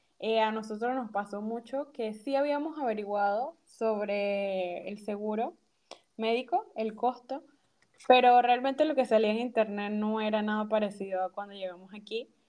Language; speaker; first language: Spanish; native; Spanish